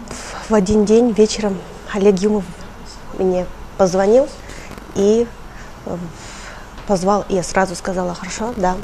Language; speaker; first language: Russian; non-native, local second language; Mongolian